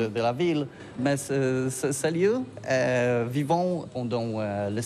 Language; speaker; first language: French; non-native, learner; Polish